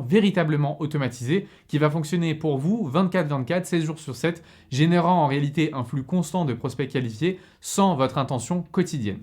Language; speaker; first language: French; native; French